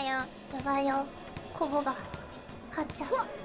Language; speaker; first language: Japanese; native; Japanese